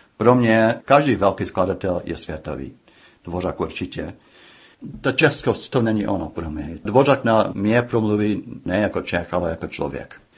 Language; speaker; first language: Czech; non-native, fluent; English